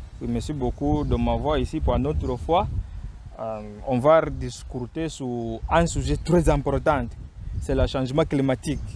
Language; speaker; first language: French; non-native, fluent; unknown